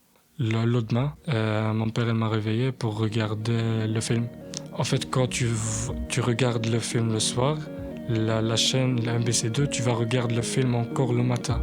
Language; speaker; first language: French; non-native, learner; Arabic